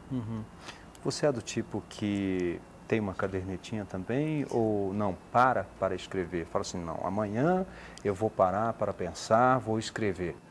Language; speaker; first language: Portuguese; native; Portuguese